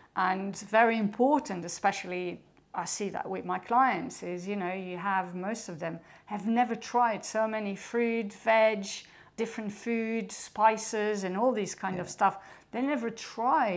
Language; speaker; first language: English; non-native, fluent; French